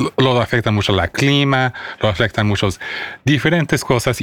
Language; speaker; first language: Spanish; non-native, fluent; English